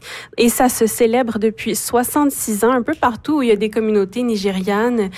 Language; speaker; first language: French; native; French